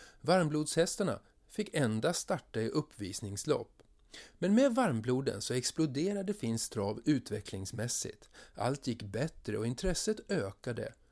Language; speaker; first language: Swedish; native; Swedish